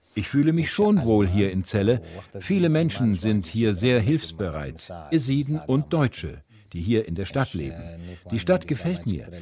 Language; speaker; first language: German; non-native, fluent; Kurdish